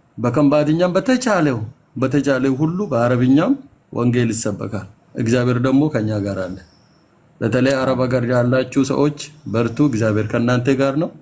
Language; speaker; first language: Amharic; non-native, local second language; Oromo